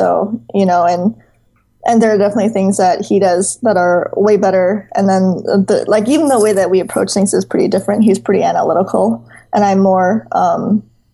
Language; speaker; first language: English; native; English